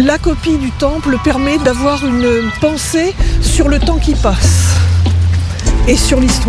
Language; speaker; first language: French; native; French